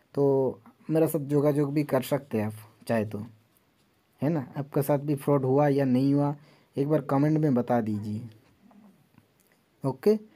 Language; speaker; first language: Hindi; non-native, local second language; Bangla